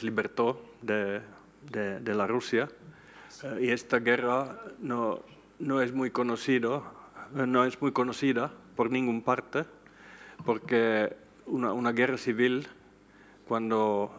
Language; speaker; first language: Spanish; non-native, fluent; Swedish